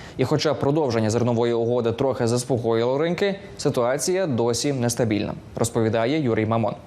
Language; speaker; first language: Ukrainian; native; Ukrainian